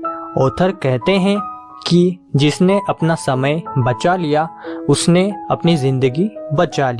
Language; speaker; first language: Hindi; native; Hindi